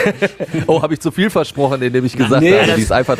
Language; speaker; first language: German; native; German